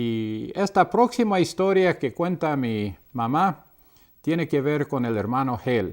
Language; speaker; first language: Spanish; non-native, local second language; English